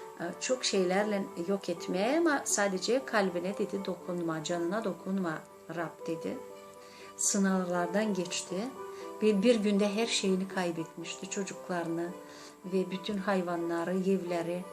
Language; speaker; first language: Turkish; non-native, learner; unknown